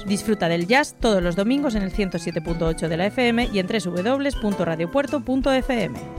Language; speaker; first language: Spanish; native; Spanish